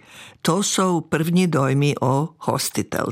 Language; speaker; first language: Czech; non-native, fluent; Serbian